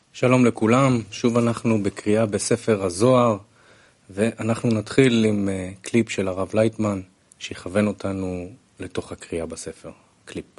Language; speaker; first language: Hebrew; non-native, fluent; Russian